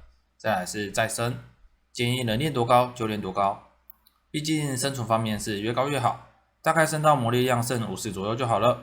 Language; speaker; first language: Chinese; native; Chinese